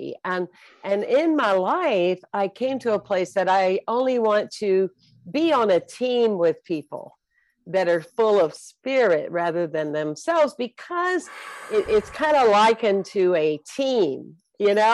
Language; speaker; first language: English; native; English